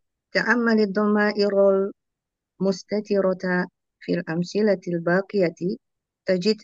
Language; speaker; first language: Arabic; non-native, learner; Indonesian